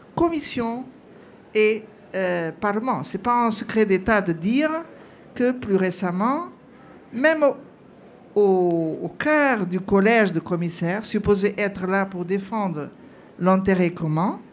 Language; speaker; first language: French; non-native, fluent; Portuguese